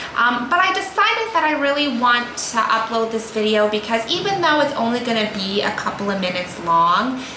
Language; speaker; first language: English; native; English